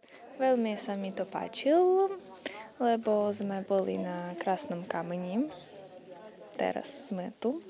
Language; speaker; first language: Slovak; non-native, learner; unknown